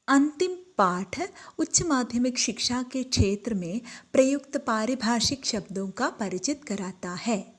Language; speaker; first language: Hindi; non-native, local second language; Malayalam